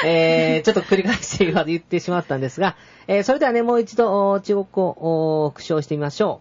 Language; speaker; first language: Japanese; native; Japanese